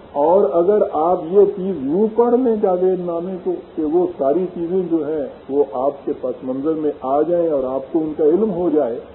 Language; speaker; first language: Urdu; native; Urdu